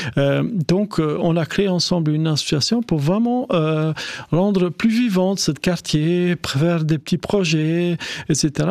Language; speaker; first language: French; non-native, fluent; Albanian